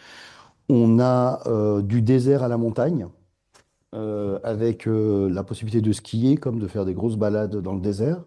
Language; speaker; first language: French; non-native, fluent; Persian